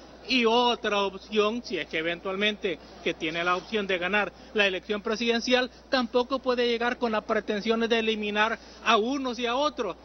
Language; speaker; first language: Spanish; native; Spanish